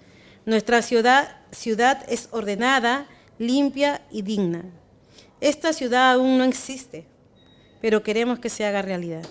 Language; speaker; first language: Spanish; native; Spanish